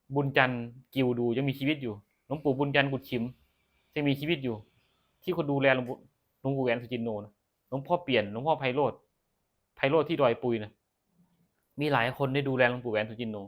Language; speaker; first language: Thai; non-native, local second language; Northeastern Thai